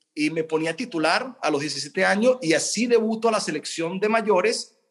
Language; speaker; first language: Spanish; early bilingual, other home language; Italian